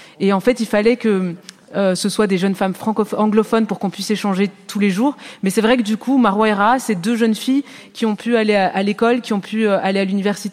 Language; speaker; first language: French; native; French